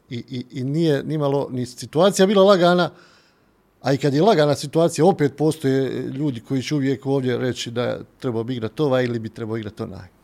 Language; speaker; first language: Bosnian; native; Bosnian